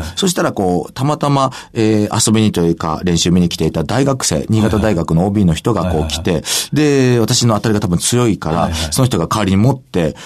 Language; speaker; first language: Japanese; native; Japanese